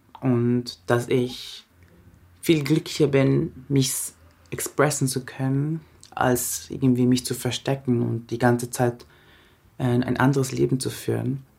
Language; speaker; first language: German; early bilingual, other home language; Japanese